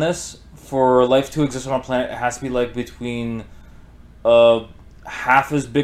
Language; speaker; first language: English; native; English